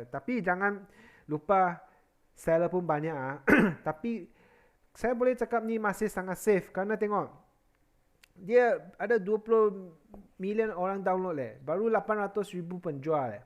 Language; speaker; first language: Malay; non-native, local second language; Chinese